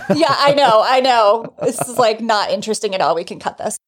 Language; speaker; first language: English; native; English